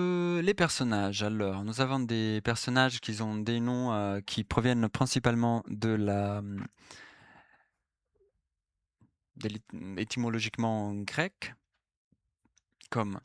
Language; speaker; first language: French; native; French